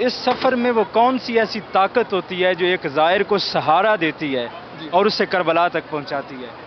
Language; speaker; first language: Urdu; native; Urdu